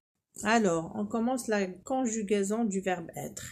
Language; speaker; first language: French; non-native, local second language; Arabic